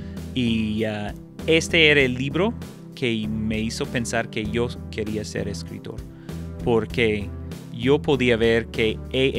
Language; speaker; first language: Spanish; non-native, fluent; English